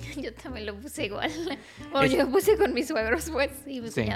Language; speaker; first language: Spanish; non-native, fluent; Romanian